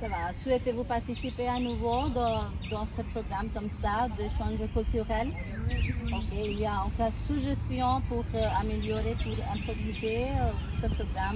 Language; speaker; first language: French; non-native, learner; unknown